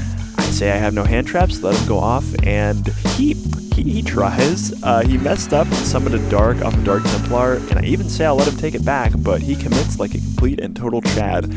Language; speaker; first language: English; native; English